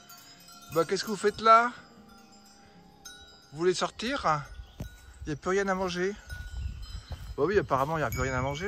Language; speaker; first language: French; native; French